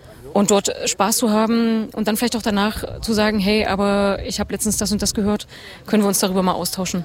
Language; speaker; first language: German; native; German